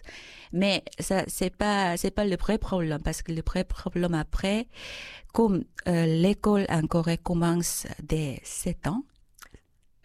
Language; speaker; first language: French; non-native, fluent; Korean